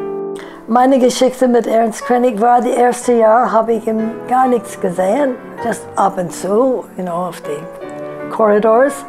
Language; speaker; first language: German; non-native, fluent; English